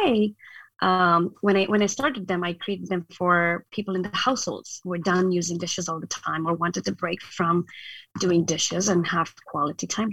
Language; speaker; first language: English; non-native, local second language; Hindi